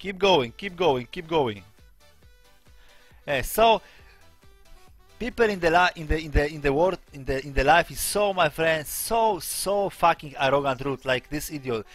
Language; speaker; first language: English; non-native, learner; Polish